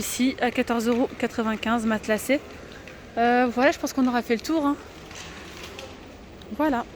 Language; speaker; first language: French; native; French